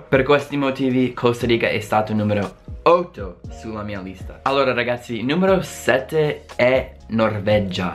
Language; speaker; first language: Italian; non-native, fluent; English